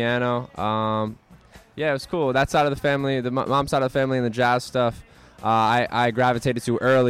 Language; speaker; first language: English; native; English